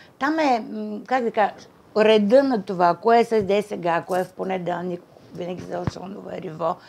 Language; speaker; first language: Bulgarian; native; Bulgarian